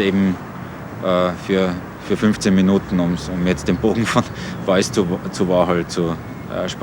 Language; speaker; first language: German; native; German